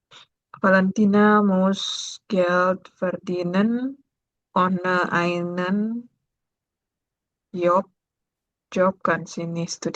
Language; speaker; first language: German; non-native, learner; Indonesian